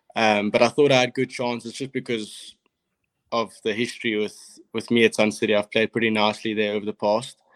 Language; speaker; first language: English; native; English